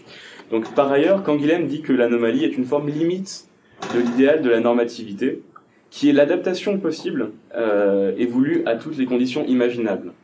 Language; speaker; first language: French; native; French